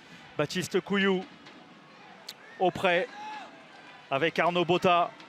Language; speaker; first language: French; native; French